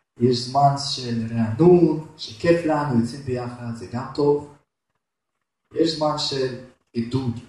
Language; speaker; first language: Hebrew; non-native, fluent; Russian